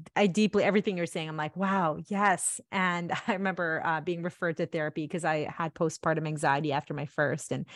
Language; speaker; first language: English; early bilingual, other home language; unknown